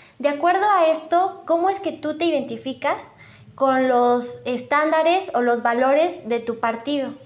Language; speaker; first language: Spanish; native; Spanish